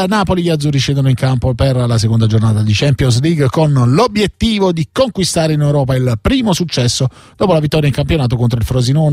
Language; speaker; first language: Italian; native; Italian